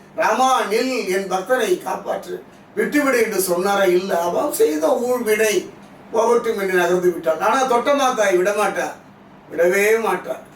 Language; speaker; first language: Tamil; native; Tamil